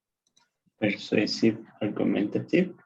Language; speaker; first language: English; non-native, learner; Spanish